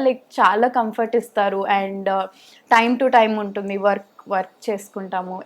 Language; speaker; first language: Telugu; native; Telugu